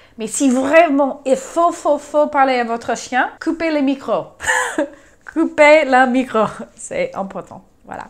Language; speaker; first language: French; non-native, fluent; English